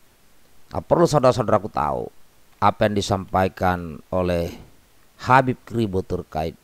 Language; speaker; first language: Indonesian; native; Indonesian